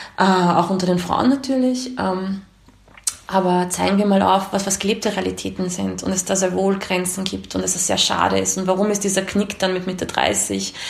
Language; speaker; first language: German; early bilingual, other home language; Hungarian